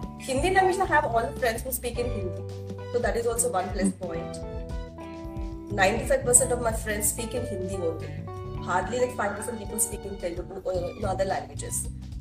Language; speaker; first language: English; non-native, local second language; Telugu